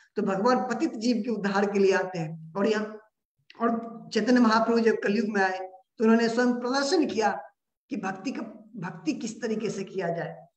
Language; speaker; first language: Hindi; native; Hindi